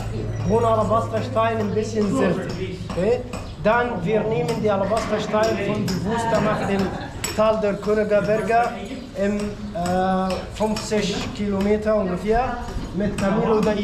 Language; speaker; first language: German; non-native, learner; Arabic